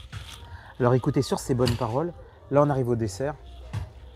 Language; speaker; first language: French; native; French